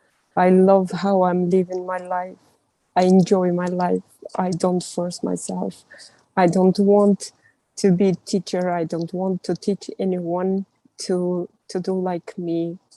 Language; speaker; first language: English; non-native, learner; Russian